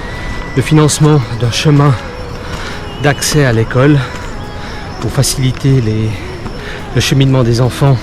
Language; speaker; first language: French; native; French